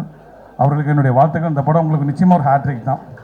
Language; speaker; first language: Tamil; native; Tamil